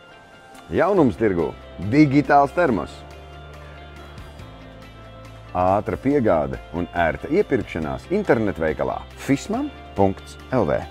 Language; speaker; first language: Latvian; native; Latvian